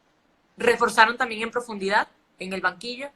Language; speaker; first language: Spanish; native; Spanish